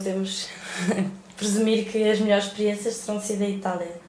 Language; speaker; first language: Portuguese; native; Portuguese